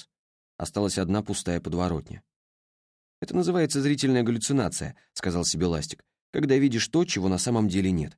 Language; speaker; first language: Russian; native; Russian